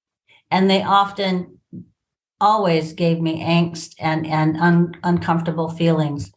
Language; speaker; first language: English; native; English